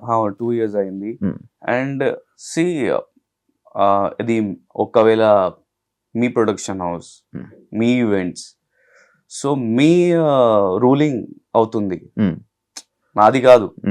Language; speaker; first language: Telugu; non-native, learner; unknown